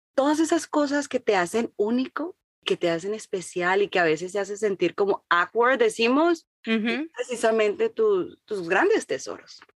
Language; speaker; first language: Spanish; native; Spanish